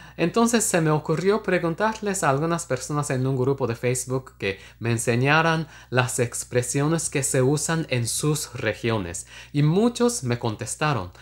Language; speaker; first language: Spanish; non-native, fluent; Japanese